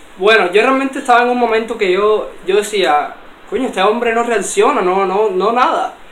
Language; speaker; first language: Spanish; native; Spanish